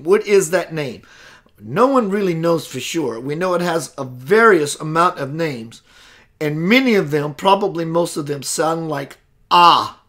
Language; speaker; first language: English; native; English